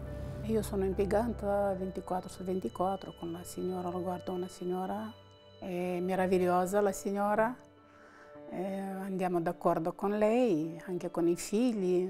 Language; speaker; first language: Italian; non-native, learner; Russian